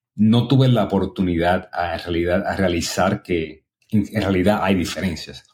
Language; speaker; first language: Spanish; early bilingual, other home language; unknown